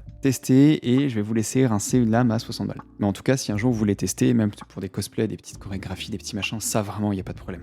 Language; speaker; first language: French; native; French